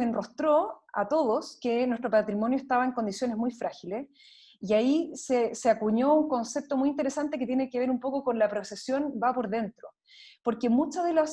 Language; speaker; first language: Spanish; native; Spanish